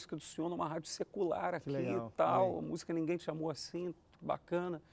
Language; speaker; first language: Portuguese; native; Portuguese